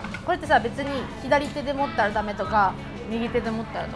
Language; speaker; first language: Japanese; native; Japanese